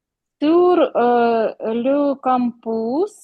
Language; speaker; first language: French; non-native, learner; Ukrainian